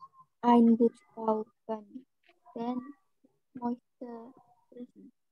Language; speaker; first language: German; non-native, learner; Indonesian